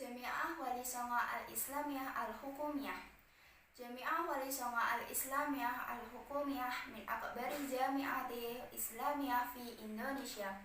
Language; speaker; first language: Arabic; non-native, learner; Indonesian